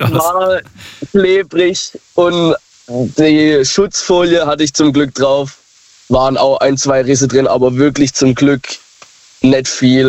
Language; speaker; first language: German; native; German